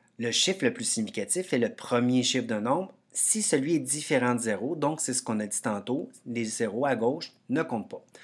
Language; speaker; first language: French; native; French